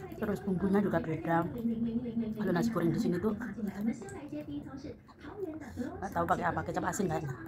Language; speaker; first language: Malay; non-native, local second language; Javanese